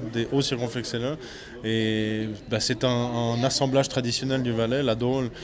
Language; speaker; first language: French; native; French